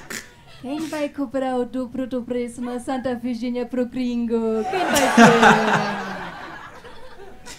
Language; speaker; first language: Portuguese; non-native, fluent; German